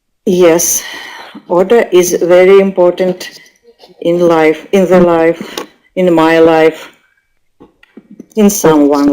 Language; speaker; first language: English; non-native, learner; Russian